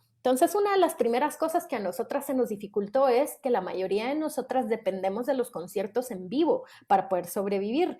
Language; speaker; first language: Spanish; native; Spanish